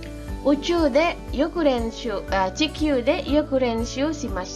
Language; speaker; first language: Japanese; non-native, fluent; Indonesian